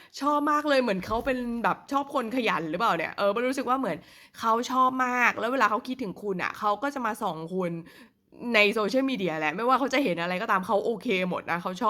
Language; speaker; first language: Thai; native; Thai